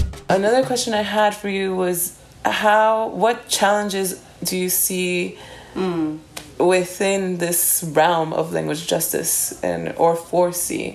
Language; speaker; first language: English; early bilingual, other home language; Spanish